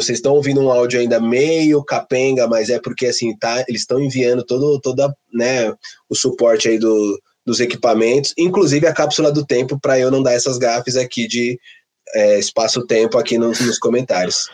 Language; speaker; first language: Portuguese; native; Portuguese